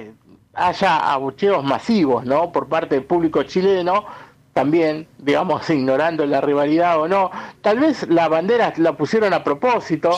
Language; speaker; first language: Spanish; native; Spanish